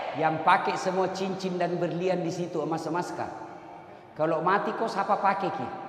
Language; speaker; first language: Indonesian; non-native, local second language; Buginese